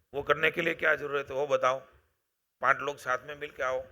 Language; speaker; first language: Hindi; non-native, local second language; Gujarati